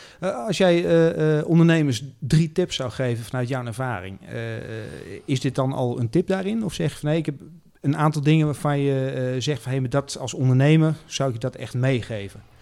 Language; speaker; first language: Dutch; native; Dutch